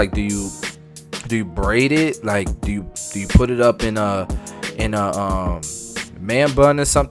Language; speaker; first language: English; native; English